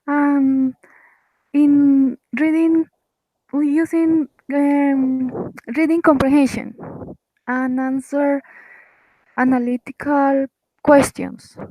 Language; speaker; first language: English; non-native, learner; Spanish